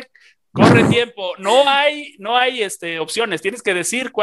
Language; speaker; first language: Spanish; native; Spanish